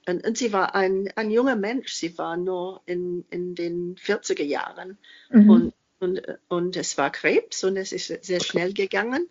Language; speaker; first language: German; non-native, fluent; English